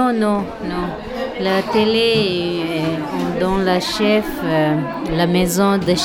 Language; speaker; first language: French; non-native, learner; Tibetan